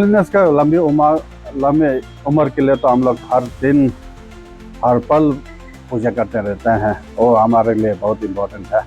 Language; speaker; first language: Hindi; non-native, local second language; Tibetan